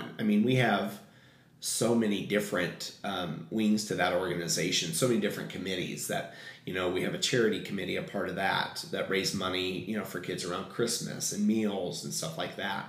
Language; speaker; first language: English; native; English